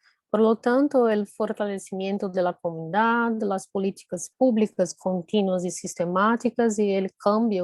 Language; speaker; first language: Spanish; non-native, fluent; Portuguese